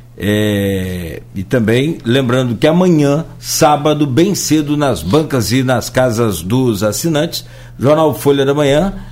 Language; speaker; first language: Portuguese; native; Portuguese